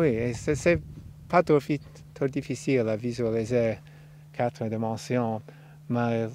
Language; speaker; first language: French; non-native, fluent; English